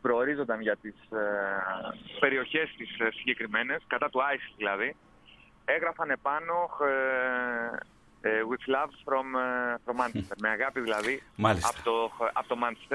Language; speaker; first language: Greek; native; Greek